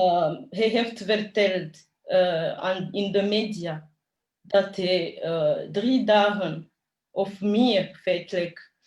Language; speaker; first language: Dutch; non-native, fluent; Kinyarwanda